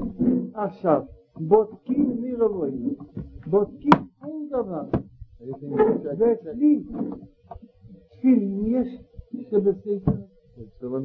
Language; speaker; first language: Hebrew; non-native, learner; Russian